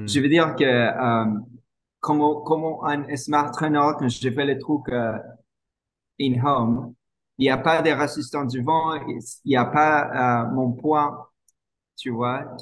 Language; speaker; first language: French; non-native, fluent; English